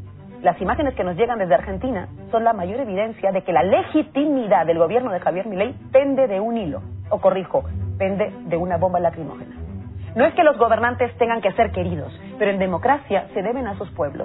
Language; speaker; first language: Spanish; native; Spanish